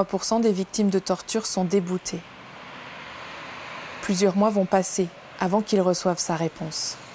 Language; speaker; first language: French; native; French